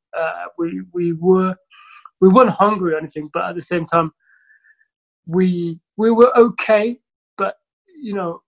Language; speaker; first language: English; early bilingual, other home language; Somali